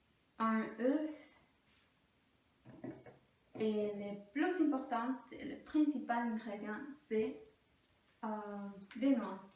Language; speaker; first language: French; non-native, learner; Spanish